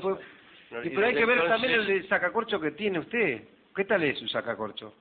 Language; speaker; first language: Spanish; native; Spanish